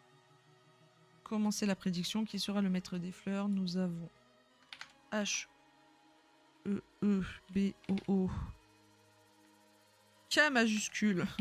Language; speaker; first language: French; native; French